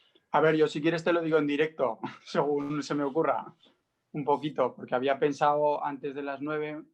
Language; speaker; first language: Spanish; native; Spanish